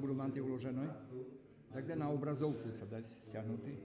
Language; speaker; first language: Slovak; non-native, local second language; Rusyn